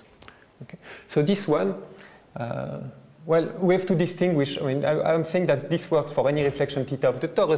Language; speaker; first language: English; non-native, fluent; French